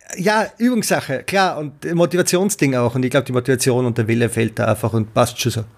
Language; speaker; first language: German; native; German